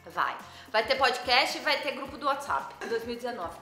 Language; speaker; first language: Portuguese; native; Portuguese